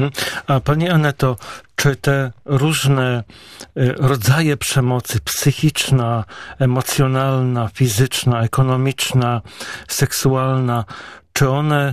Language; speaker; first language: Polish; native; Polish